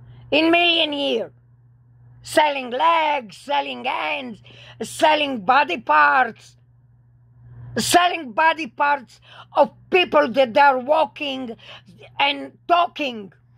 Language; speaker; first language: English; non-native, fluent; Hebrew